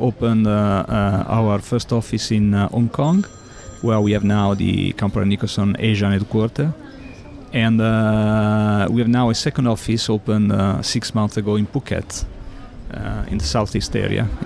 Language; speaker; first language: English; non-native, fluent; Italian